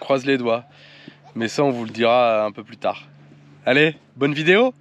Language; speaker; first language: French; native; French